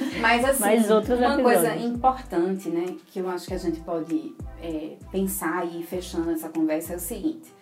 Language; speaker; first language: Portuguese; native; Portuguese